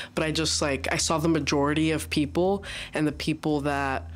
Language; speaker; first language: English; early bilingual, other home language; Spanish